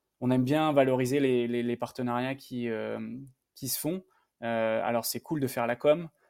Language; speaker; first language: French; native; French